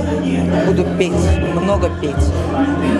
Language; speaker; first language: Russian; native; Russian